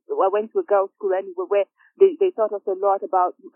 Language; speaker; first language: English; non-native, local second language; Igbo